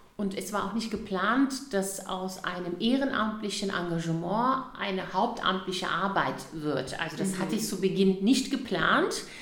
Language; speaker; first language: German; early bilingual, other home language; Turkish